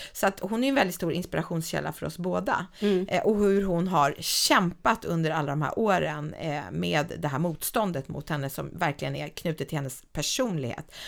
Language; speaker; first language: Swedish; native; Swedish